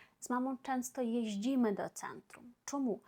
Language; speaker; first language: Polish; non-native, fluent; Ukrainian